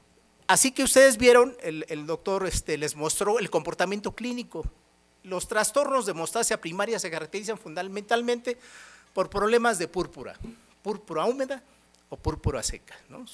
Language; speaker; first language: Spanish; native; Spanish